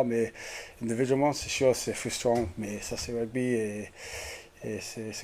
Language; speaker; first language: French; non-native, learner; English